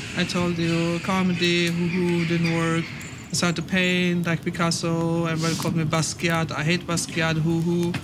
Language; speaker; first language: English; early bilingual, other home language; Persian